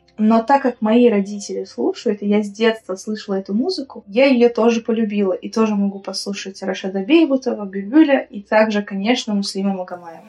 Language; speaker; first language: Russian; non-native, local second language; Azerbaijani